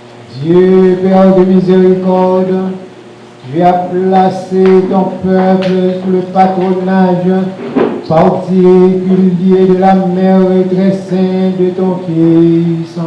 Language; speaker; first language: French; non-native, local second language; Haitian Creole